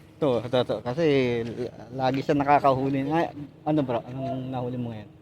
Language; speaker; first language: Filipino; non-native, local second language; Hiligaynon